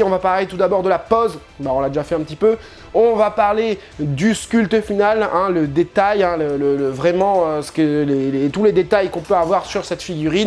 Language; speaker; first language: French; native; French